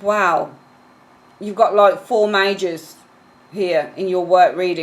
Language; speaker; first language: English; native; English